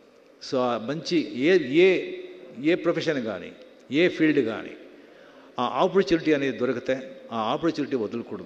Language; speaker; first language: Telugu; non-native, fluent; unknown